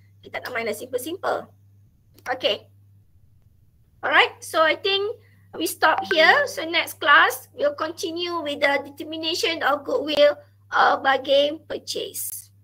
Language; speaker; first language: English; non-native, local second language; Malay